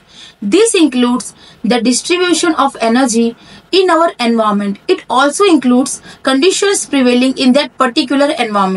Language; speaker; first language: English; non-native, local second language; Hindi